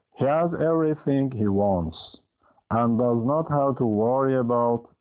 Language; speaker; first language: English; non-native, fluent; Persian